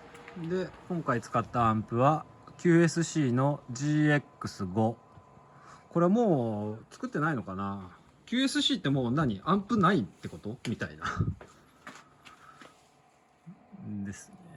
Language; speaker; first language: Japanese; native; Japanese